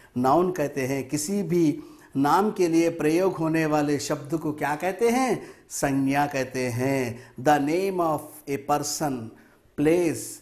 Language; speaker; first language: Hindi; non-native, local second language; Telugu